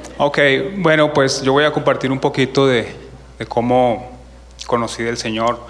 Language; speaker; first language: Spanish; native; Spanish